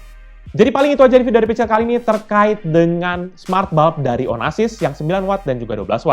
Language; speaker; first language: Indonesian; native; Indonesian